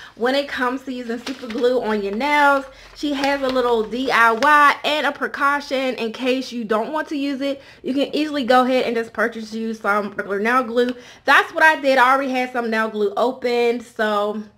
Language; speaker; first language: English; native; English